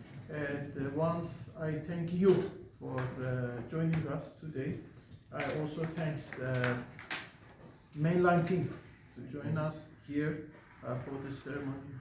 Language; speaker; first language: English; non-native, fluent; Turkish